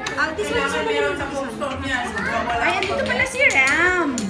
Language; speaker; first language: Filipino; non-native, local second language; Cebuano